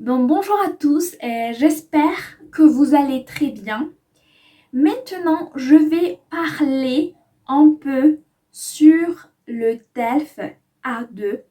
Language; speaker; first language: French; non-native, fluent; Spanish